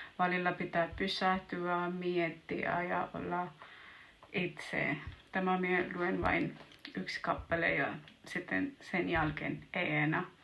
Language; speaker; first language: Finnish; non-native, learner; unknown